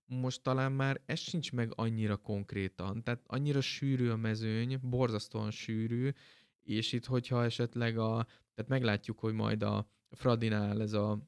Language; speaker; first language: Hungarian; native; Hungarian